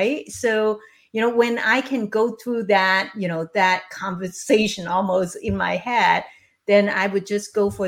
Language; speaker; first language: English; non-native, local second language; Cantonese